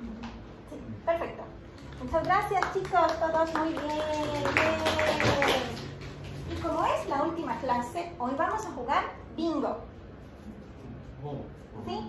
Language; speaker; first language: Spanish; non-native, fluent; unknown